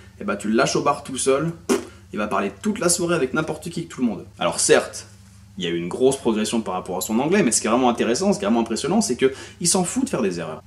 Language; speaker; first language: French; native; French